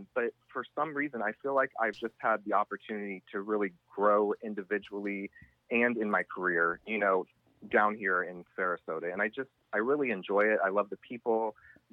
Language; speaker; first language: English; native; English